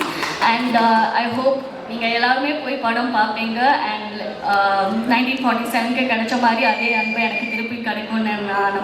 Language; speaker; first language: Tamil; non-native, fluent; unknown